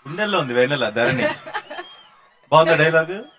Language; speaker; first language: Telugu; native; Telugu